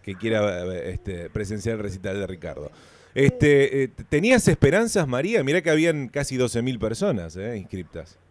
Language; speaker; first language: Spanish; native; Spanish